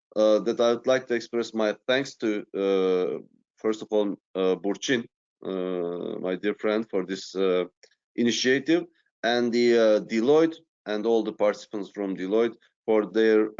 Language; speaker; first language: English; non-native, fluent; Turkish